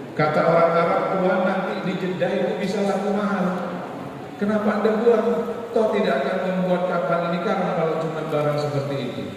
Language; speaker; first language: Indonesian; non-native, local second language; Madurese